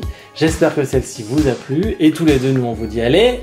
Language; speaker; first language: French; native; French